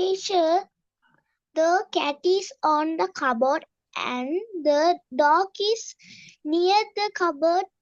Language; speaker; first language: English; non-native, learner; Tamil